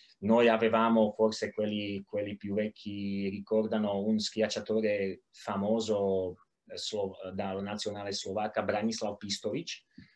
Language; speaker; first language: Italian; non-native, learner; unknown